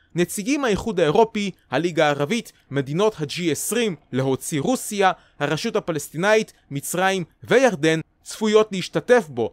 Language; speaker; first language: Hebrew; native; Hebrew